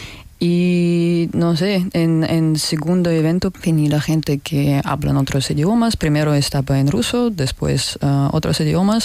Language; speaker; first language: Spanish; non-native, learner; Russian